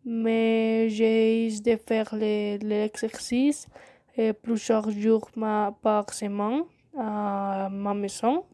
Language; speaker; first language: French; non-native, learner; Spanish